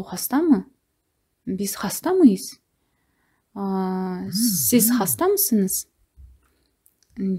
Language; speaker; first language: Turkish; non-native, fluent; Kazakh